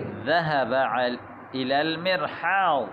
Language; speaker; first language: Arabic; non-native, fluent; Urdu